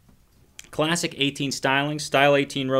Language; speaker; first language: English; native; English